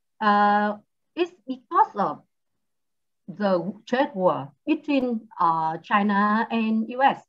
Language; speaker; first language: English; non-native, learner; Vietnamese